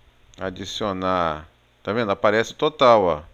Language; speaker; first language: Portuguese; native; Portuguese